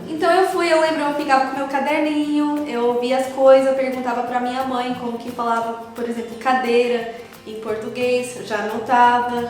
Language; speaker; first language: Portuguese; early bilingual, other home language; English